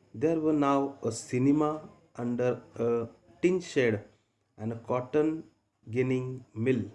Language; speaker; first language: English; non-native, local second language; Marathi